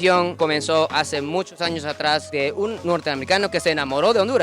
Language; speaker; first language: Spanish; non-native, fluent; Japanese